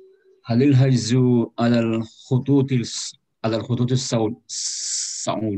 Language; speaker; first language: Arabic; non-native, learner; Indonesian